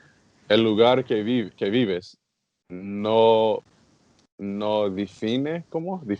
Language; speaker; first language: Spanish; non-native, learner; English